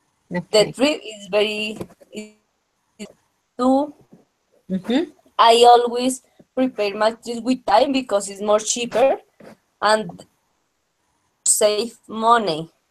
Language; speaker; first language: English; non-native, learner; Spanish